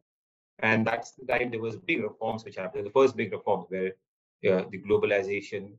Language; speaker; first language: English; non-native, local second language; Marathi